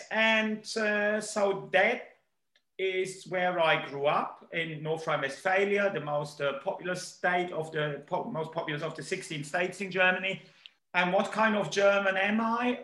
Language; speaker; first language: English; non-native, fluent; German